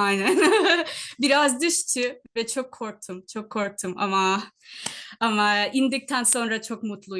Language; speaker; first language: Turkish; non-native, fluent; Telugu